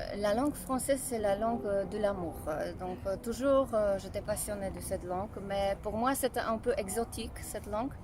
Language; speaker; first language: French; non-native, fluent; Polish